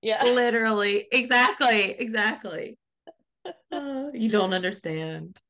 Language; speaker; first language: English; native; English